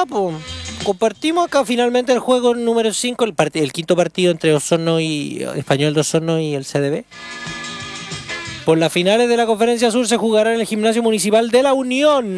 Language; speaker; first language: Spanish; native; Spanish